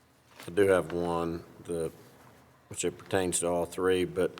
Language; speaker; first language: English; native; English